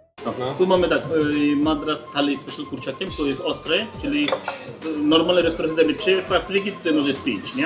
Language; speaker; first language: Polish; non-native, learner; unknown